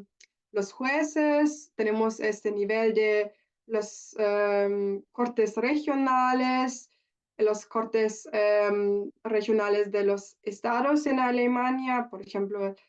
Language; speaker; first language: Spanish; non-native, learner; German